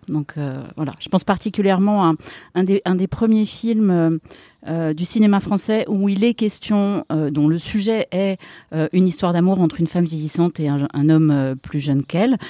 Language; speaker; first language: French; native; French